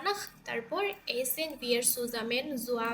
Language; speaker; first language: German; non-native, learner; Bangla